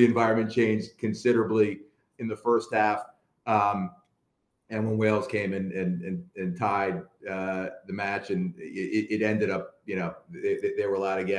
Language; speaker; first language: English; native; English